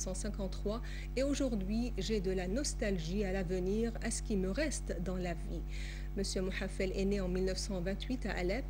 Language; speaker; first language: French; non-native, fluent; Arabic